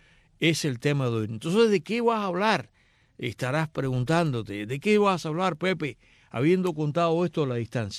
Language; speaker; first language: Spanish; native; Spanish